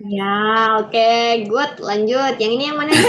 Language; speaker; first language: Indonesian; native; Indonesian